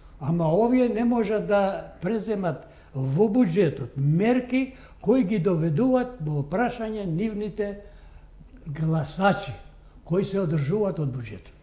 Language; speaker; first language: Macedonian; non-native, local second language; Albanian